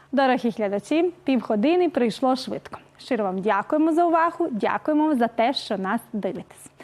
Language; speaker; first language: Ukrainian; early bilingual, heritage; Ukrainian